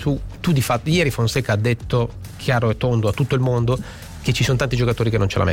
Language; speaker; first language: Italian; native; Italian